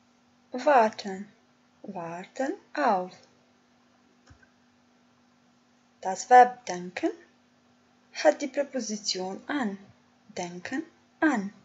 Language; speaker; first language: German; non-native, fluent; Albanian